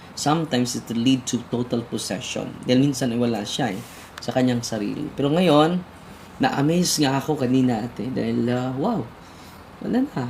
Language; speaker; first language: Filipino; non-native, local second language; Cebuano